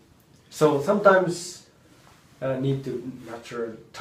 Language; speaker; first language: English; non-native, learner; Japanese